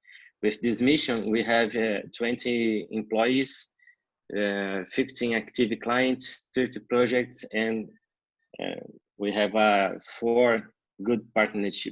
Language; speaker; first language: English; non-native, learner; Portuguese